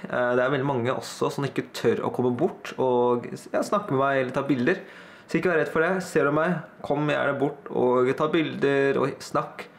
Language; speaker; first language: Norwegian; early bilingual, other home language; Thai